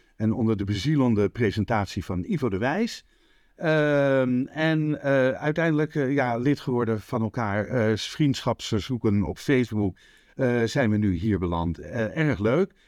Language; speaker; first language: Dutch; native; Dutch